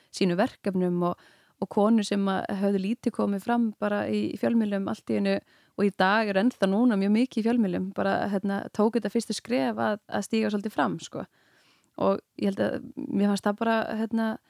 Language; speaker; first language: Icelandic; native; Icelandic